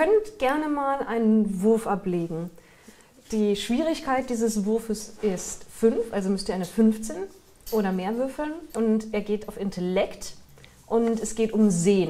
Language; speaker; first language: German; native; German